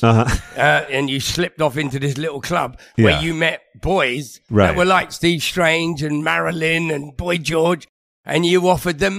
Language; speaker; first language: English; native; English